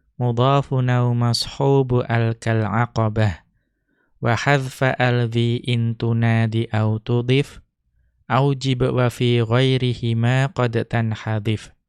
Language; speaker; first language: Arabic; non-native, fluent; Indonesian